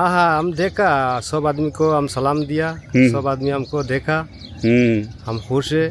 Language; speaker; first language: Hindi; non-native, fluent; Pashto